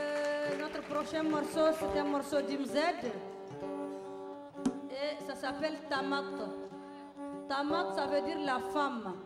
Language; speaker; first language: French; non-native, local second language; Tamasheq